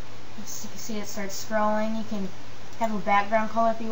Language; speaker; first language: English; native; English